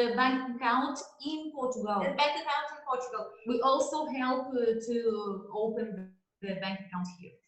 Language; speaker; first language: English; non-native, learner; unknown